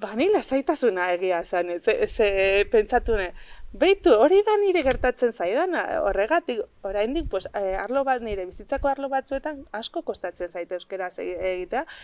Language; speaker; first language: Basque; non-native, local second language; Spanish